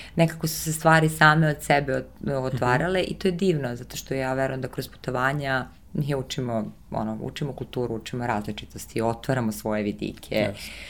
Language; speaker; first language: Serbian; early bilingual, heritage; Serbian